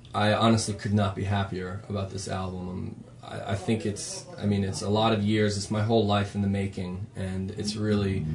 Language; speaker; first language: English; native; English